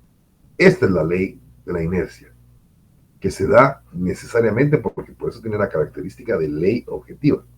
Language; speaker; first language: Spanish; native; Spanish